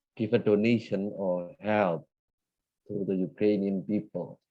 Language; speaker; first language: English; non-native, fluent; Indonesian